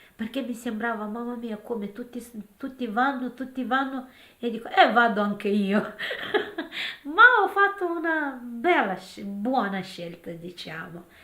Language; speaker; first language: Italian; non-native, learner; Romanian